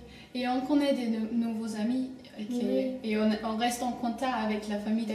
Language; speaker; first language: French; non-native, learner; German